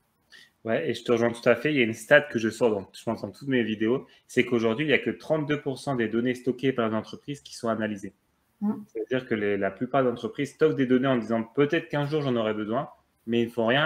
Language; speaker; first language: French; native; French